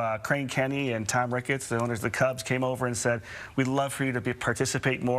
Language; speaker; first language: English; native; English